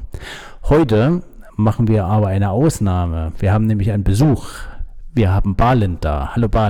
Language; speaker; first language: German; native; German